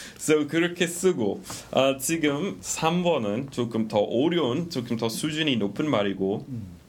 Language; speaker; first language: Korean; non-native, fluent; English